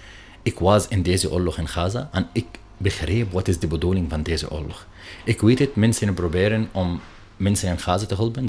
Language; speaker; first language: Dutch; non-native, learner; Arabic